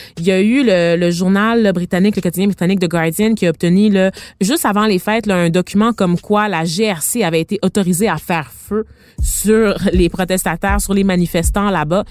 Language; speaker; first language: French; native; French